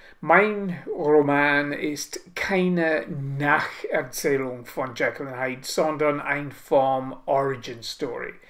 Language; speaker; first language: German; non-native, learner; English